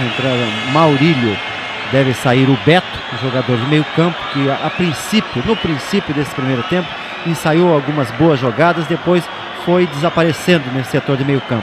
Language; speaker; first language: Portuguese; native; Portuguese